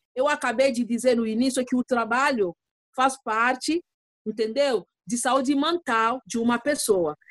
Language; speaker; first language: Portuguese; non-native, learner; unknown